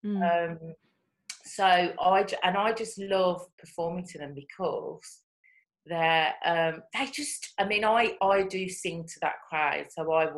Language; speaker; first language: English; native; English